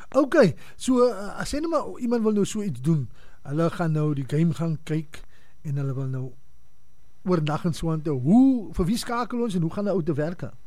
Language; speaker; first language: Afrikaans; native; Afrikaans